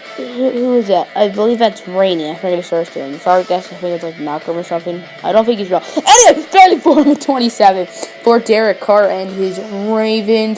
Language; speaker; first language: English; native; English